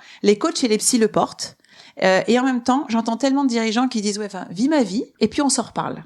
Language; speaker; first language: French; native; French